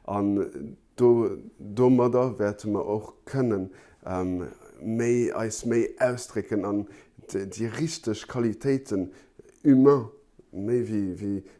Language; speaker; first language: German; non-native, local second language; Luxembourgish